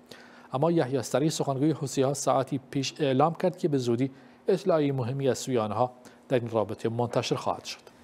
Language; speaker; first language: Persian; non-native, local second language; Kurdish